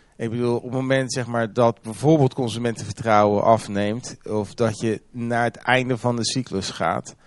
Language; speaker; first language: Dutch; native; Dutch